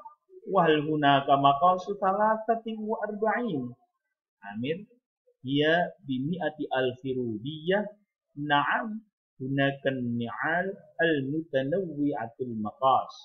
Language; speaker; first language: Arabic; non-native, fluent; Indonesian